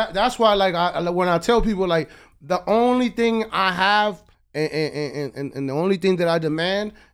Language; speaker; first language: English; early bilingual, other home language; Spanish